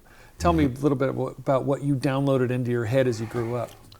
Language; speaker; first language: English; native; English